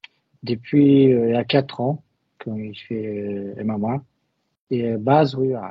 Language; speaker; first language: French; non-native, learner; Russian